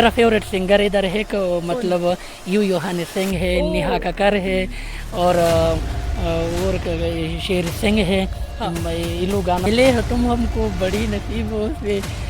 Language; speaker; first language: Hindi; non-native, learner; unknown